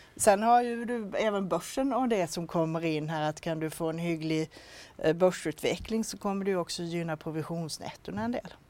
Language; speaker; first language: Swedish; native; Swedish